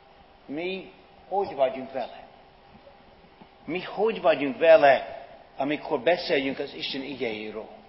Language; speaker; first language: Hungarian; non-native, fluent; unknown